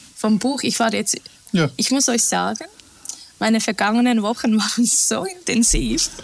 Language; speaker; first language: German; early bilingual, other home language; Turkish